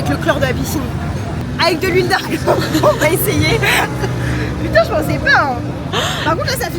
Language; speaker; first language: French; native; French